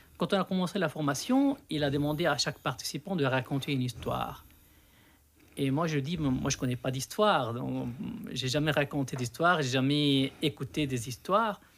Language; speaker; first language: French; non-native, local second language; Arabic